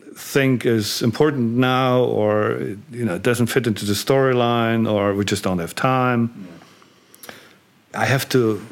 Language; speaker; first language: English; non-native, fluent; German